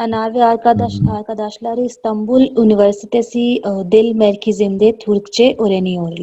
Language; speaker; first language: Turkish; non-native, learner; Urdu